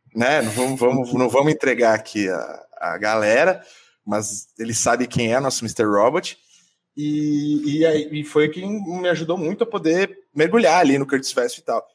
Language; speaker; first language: Portuguese; native; Portuguese